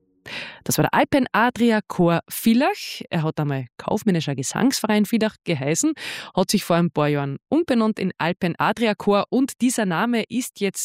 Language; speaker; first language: German; native; German